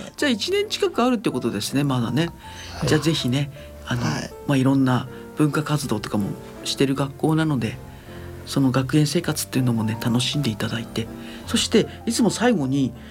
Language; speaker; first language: Japanese; native; Japanese